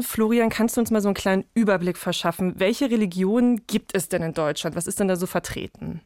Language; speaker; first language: German; native; German